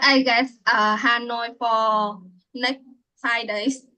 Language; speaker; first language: English; non-native, learner; Vietnamese